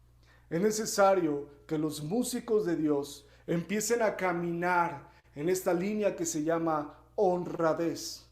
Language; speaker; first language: Spanish; native; Spanish